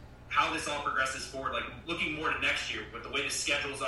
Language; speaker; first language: English; native; English